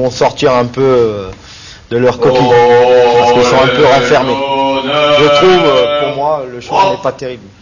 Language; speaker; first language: French; native; French